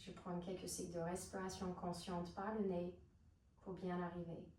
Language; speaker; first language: French; non-native, fluent; English